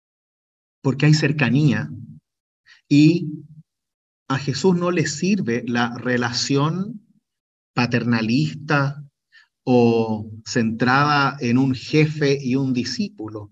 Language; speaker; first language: Spanish; native; Spanish